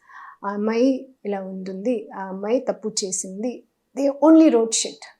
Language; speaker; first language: Telugu; non-native, learner; Hindi